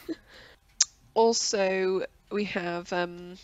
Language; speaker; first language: English; native; English